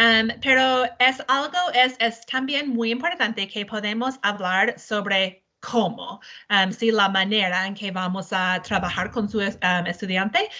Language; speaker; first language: Spanish; non-native, learner; English